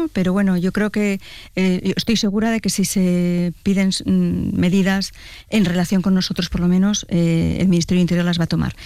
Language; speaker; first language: Spanish; native; Spanish